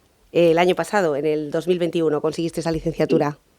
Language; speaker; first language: Spanish; native; Spanish